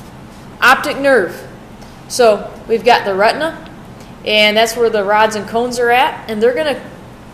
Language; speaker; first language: English; native; English